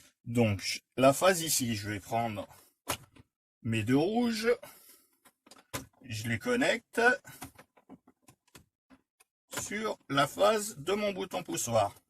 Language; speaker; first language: French; native; French